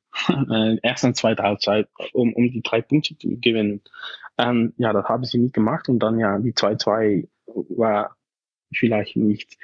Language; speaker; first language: German; non-native, fluent; Dutch